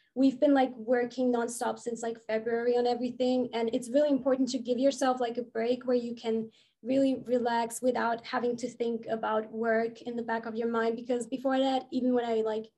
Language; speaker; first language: English; non-native, fluent; German